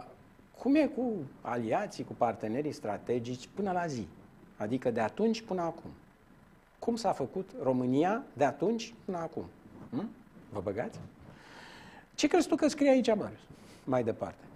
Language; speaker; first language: Romanian; native; Romanian